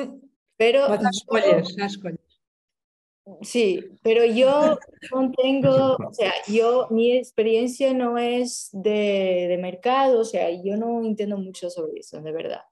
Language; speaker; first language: Spanish; non-native, fluent; Portuguese